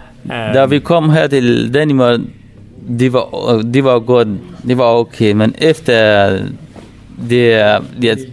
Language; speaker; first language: Danish; non-native, learner; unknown